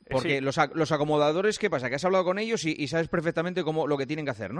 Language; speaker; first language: Spanish; native; Spanish